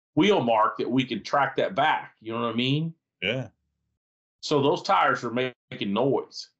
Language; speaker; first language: English; native; English